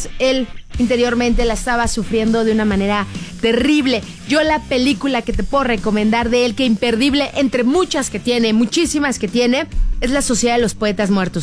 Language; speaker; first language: Spanish; native; Spanish